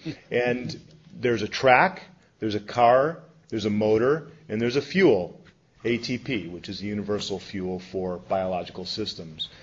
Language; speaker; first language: English; native; English